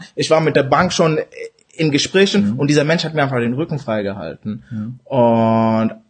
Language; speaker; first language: German; early bilingual, other home language; Urdu